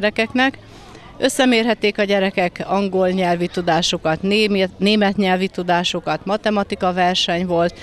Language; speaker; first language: Hungarian; native; Hungarian